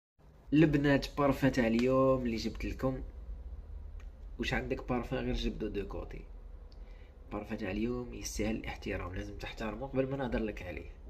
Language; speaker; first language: Arabic; native; Arabic